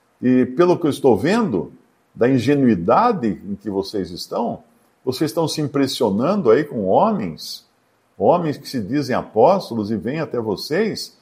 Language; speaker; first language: Portuguese; native; Portuguese